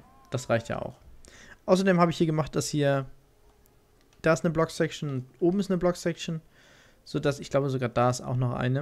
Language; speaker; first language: German; native; German